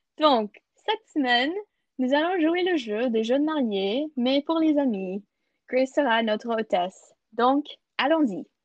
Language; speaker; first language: French; non-native, learner; English